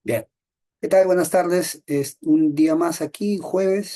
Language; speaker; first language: Spanish; native; Spanish